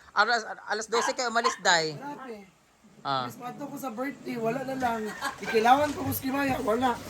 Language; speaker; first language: Filipino; non-native, local second language; Cebuano